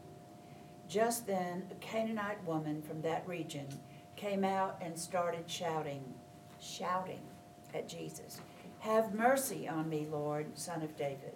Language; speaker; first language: English; native; English